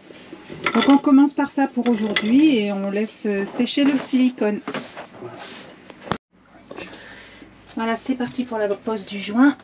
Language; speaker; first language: French; native; French